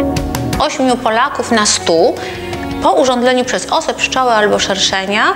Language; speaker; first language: Polish; native; Polish